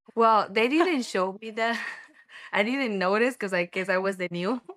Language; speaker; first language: English; non-native, learner; Spanish